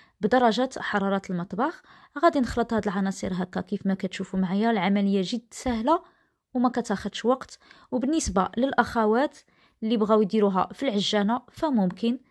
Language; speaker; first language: Arabic; native; Arabic